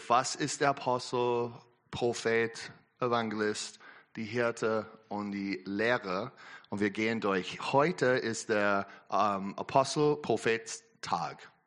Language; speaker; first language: German; non-native, learner; English